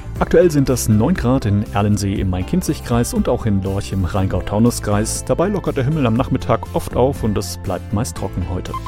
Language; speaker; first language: German; native; German